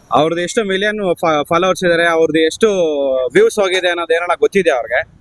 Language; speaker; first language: Kannada; native; Kannada